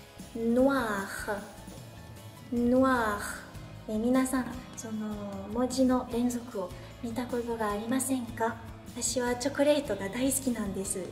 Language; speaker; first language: Japanese; non-native, fluent; French